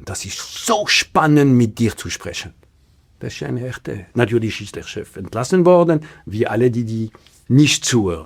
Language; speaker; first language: German; non-native, local second language; French